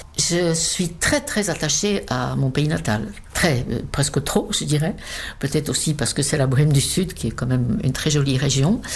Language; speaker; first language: French; non-native, fluent; Czech